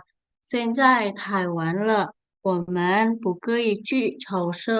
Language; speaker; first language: Chinese; non-native, fluent; Indonesian